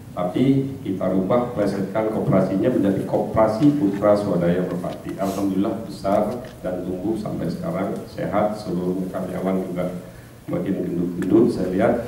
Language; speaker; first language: Indonesian; non-native, local second language; Madurese